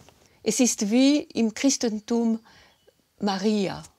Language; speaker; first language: German; non-native, local second language; French